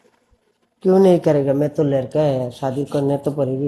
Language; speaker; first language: Hindi; non-native, learner; Bangla